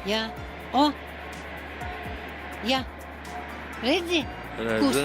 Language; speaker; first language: Latvian; non-native, local second language; Russian